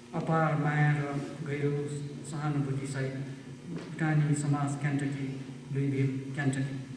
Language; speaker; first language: Nepali; native; Nepali